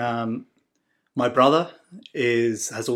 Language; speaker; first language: English; native; English